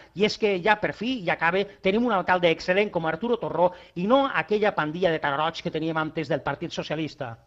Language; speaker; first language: Catalan; non-native, local second language; Spanish